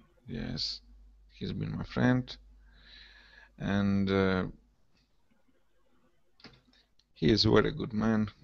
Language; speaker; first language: English; non-native, learner; Russian